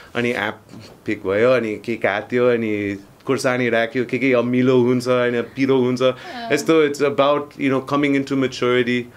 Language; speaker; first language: Nepali; non-native, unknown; English